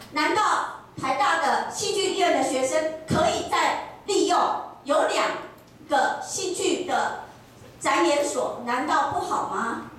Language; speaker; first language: Chinese; native; Chinese